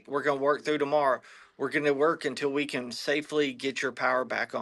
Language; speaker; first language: English; native; English